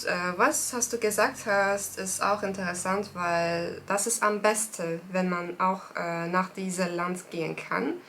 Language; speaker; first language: German; non-native, fluent; Turkish